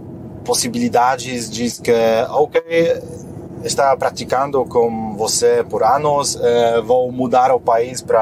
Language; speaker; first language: Portuguese; non-native, fluent; Polish